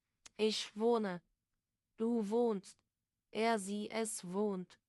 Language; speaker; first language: German; non-native, fluent; Persian